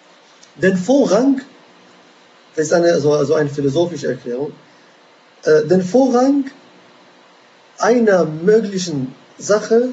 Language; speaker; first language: German; non-native, fluent; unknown